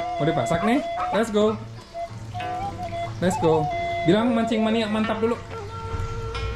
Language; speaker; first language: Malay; non-native, local second language; Sundanese